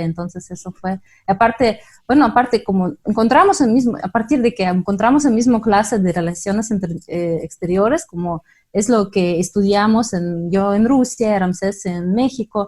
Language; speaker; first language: Spanish; non-native, fluent; Russian